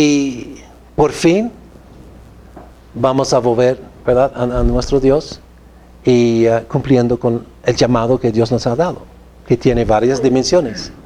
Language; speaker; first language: Spanish; non-native, fluent; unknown